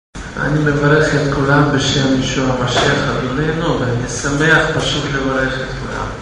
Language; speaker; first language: Hebrew; non-native, fluent; Russian